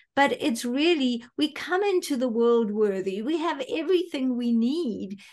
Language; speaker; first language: English; native; English